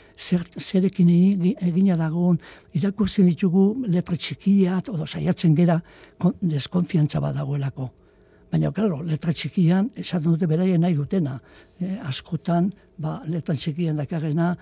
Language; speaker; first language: Basque; native; Basque